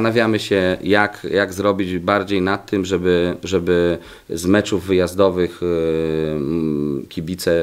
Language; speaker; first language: Polish; native; Polish